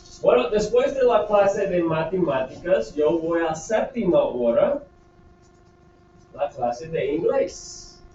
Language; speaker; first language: Spanish; non-native, fluent; English